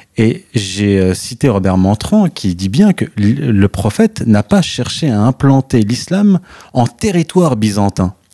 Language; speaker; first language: French; early bilingual, other home language; Arabic